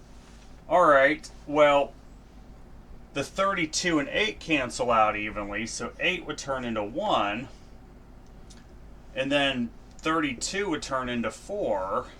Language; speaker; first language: English; native; English